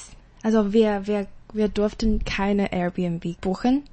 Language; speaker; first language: German; non-native, learner; Chinese